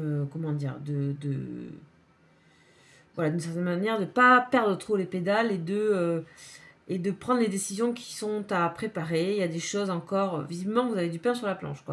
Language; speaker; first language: French; native; French